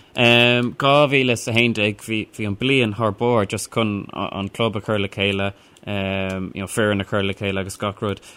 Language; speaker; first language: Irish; non-native, local second language; English